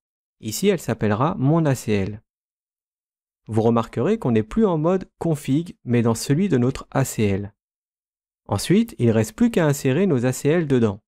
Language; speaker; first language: French; native; French